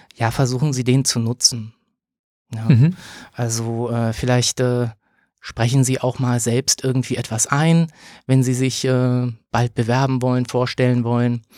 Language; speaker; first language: German; native; German